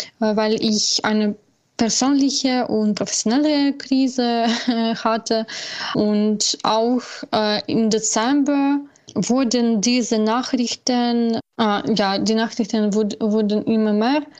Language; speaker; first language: German; non-native, learner; Ukrainian